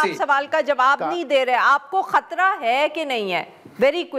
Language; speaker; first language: Urdu; native; Urdu